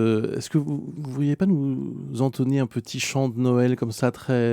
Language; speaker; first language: French; native; French